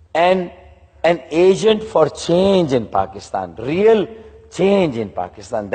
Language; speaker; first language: English; non-native, local second language; Urdu